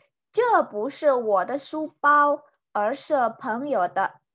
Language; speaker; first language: Chinese; non-native, fluent; Indonesian